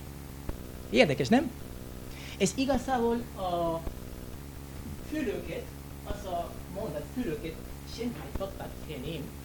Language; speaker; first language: Hungarian; non-native, learner; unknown